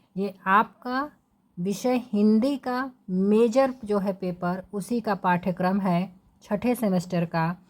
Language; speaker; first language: Hindi; native; Hindi